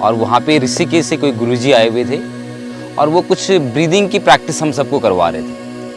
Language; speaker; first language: Hindi; native; Hindi